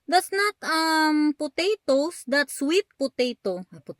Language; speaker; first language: English; non-native, local second language; Filipino